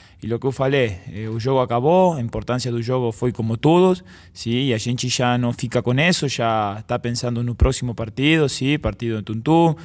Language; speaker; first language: Portuguese; non-native, fluent; Spanish